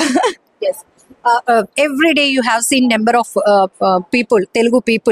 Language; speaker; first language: English; non-native, learner; Telugu